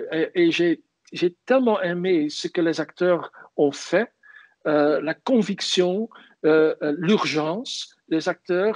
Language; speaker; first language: French; non-native, fluent; Dutch